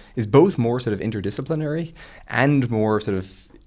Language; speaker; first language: English; native; English